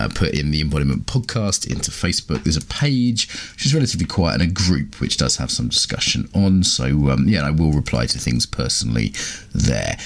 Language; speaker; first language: English; native; English